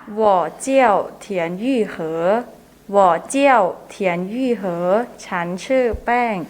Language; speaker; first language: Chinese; non-native, fluent; Thai